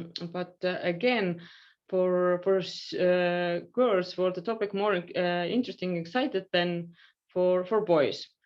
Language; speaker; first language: English; non-native, fluent; Estonian